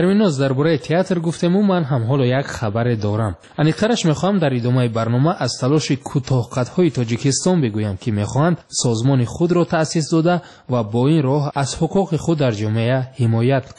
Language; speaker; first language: Tajik; native; Tajik